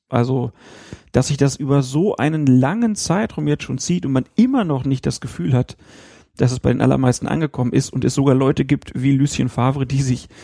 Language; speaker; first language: German; native; German